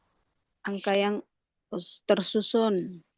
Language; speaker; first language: Indonesian; native; Indonesian